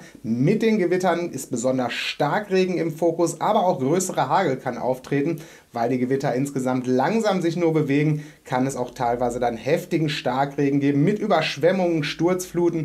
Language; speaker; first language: German; native; German